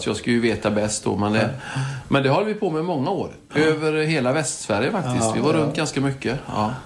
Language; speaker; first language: Swedish; native; Swedish